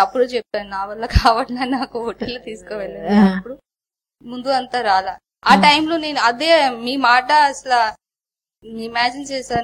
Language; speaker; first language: Telugu; non-native, learner; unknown